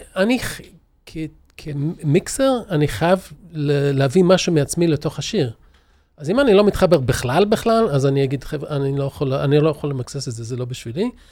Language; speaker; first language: Hebrew; early bilingual, other home language; English